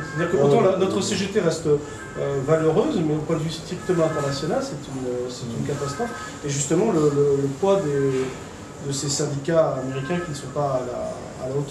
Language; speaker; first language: French; native; French